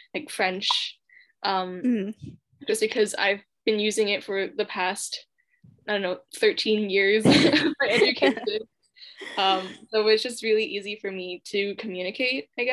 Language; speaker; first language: English; non-native, local second language; Cantonese